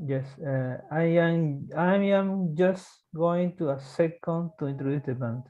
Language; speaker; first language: English; non-native, learner; Spanish